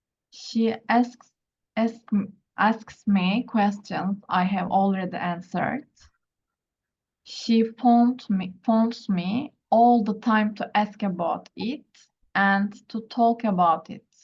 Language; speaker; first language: English; non-native, learner; Turkish